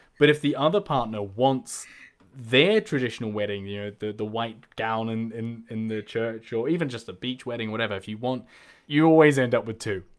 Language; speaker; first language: English; native; English